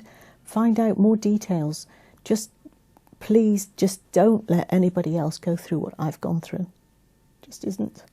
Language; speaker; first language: English; native; English